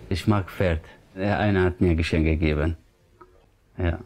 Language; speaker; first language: German; non-native, learner; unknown